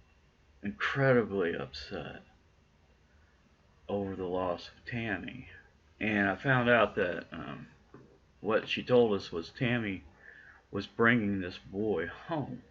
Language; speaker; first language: English; native; English